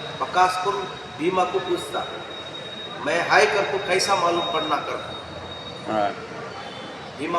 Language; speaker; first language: Hindi; non-native, learner; Telugu